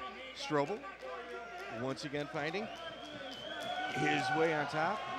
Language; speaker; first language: English; native; English